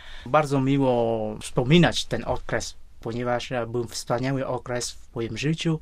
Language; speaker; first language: Polish; non-native, fluent; Vietnamese